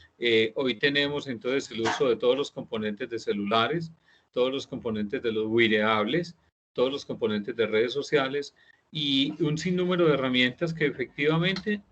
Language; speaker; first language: Spanish; native; Spanish